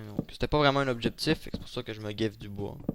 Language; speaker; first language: French; native; French